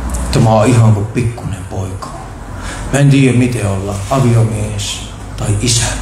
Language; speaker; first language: Finnish; native; Finnish